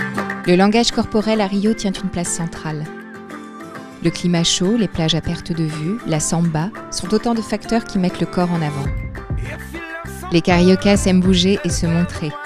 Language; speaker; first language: French; native; French